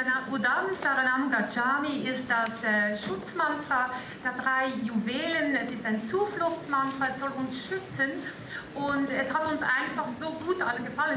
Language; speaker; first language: German; native; German